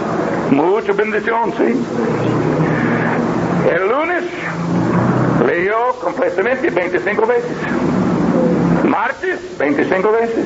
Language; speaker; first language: Spanish; non-native, learner; English